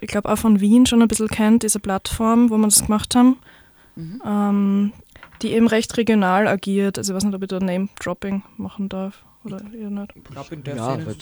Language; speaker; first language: German; native; German